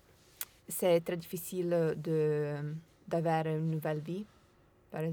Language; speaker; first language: French; non-native, learner; Italian